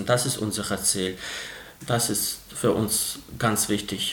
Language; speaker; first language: German; non-native, fluent; Russian